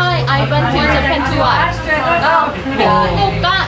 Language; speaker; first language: English; non-native, learner; Korean